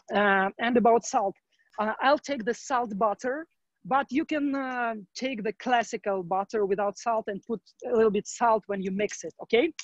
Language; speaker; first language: English; non-native, learner; Ukrainian